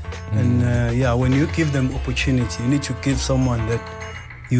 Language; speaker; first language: English; non-native, local second language; Zulu